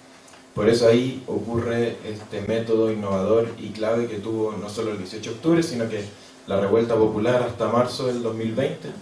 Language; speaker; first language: Spanish; native; Spanish